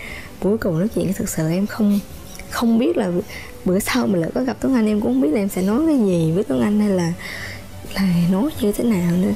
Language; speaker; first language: Vietnamese; native; Vietnamese